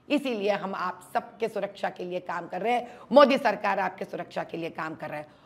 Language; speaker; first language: Hindi; non-native, local second language; Telugu